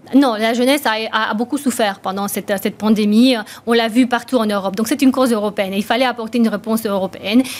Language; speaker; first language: French; non-native, fluent; Romanian